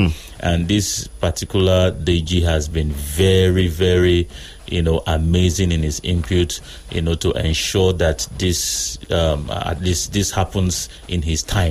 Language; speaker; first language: English; non-native, local second language; Yoruba